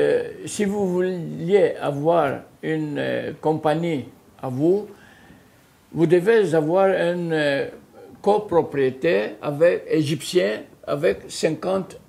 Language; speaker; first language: French; non-native, fluent; Greek